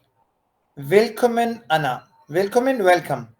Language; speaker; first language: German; non-native, fluent; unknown